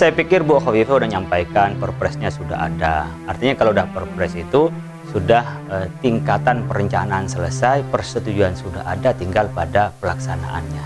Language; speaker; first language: Indonesian; non-native, local second language; Madurese